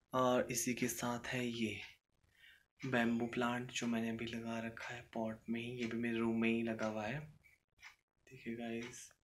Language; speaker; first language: Hindi; native; Hindi